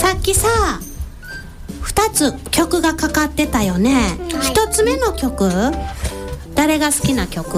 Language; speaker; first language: Japanese; native; Japanese